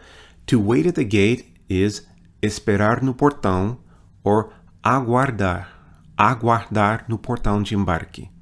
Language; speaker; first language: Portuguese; non-native, fluent; English